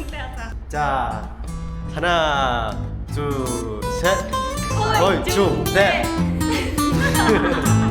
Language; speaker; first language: Korean; non-native, fluent; Vietnamese